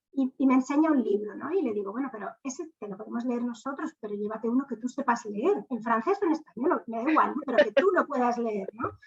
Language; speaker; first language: Spanish; native; Spanish